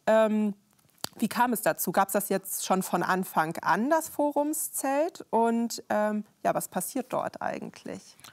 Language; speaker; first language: German; native; German